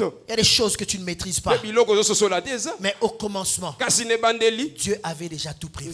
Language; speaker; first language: French; non-native, local second language; Lingala